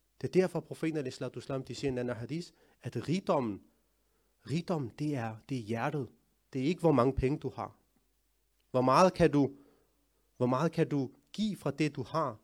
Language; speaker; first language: Danish; early bilingual, other home language; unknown